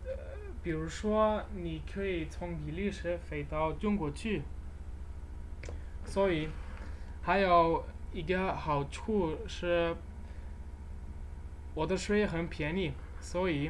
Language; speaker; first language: Chinese; non-native, learner; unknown